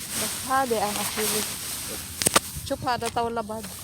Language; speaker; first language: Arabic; non-native, learner; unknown